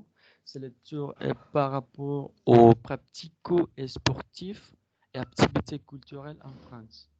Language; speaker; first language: French; non-native, fluent; Spanish